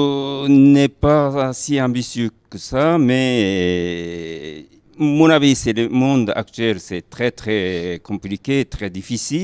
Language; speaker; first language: French; non-native, learner; Japanese